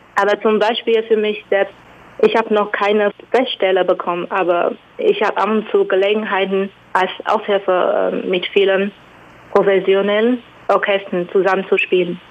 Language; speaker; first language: German; non-native, fluent; Chinese